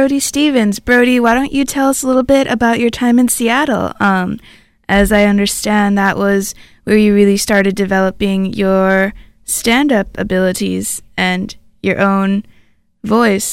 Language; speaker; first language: English; native; English